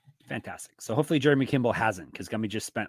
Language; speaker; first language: English; native; English